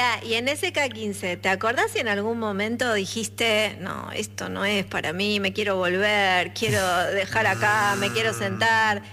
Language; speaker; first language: Spanish; native; Spanish